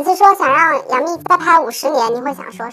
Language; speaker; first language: Chinese; native; Chinese